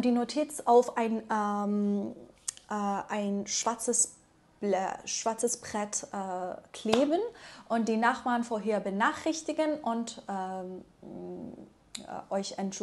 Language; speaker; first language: German; non-native, fluent; Persian